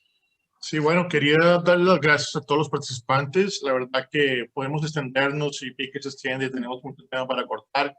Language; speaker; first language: Spanish; native; Spanish